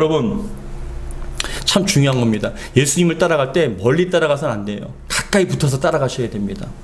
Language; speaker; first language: Korean; native; Korean